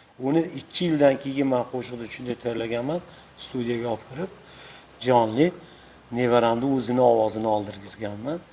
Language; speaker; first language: Uzbek; native; Uzbek